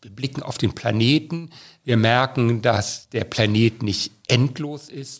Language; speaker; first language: German; native; German